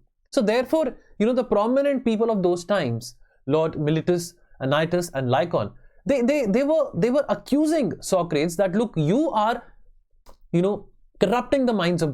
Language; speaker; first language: English; non-native, local second language; Hindi